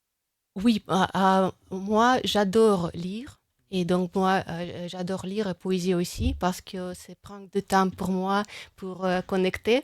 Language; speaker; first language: French; non-native, fluent; Russian